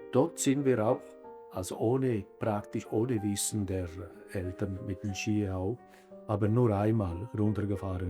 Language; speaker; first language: German; early bilingual, other home language; Italian